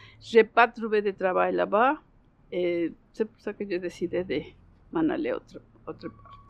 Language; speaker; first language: French; non-native, learner; Spanish